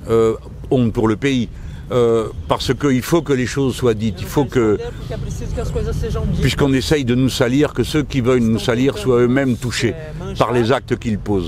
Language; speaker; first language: French; native; French